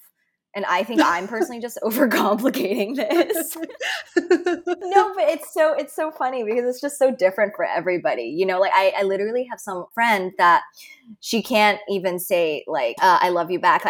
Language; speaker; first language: English; non-native, local second language; Cantonese